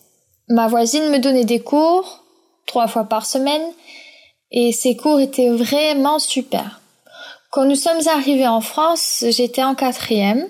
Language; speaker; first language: French; non-native, fluent; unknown